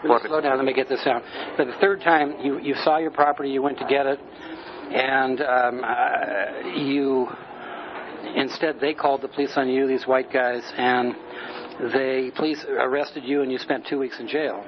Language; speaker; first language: English; native; English